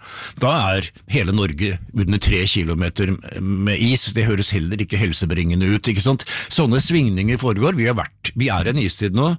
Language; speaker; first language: Norwegian; native; Norwegian